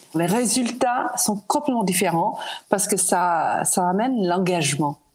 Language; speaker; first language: French; non-native, fluent; English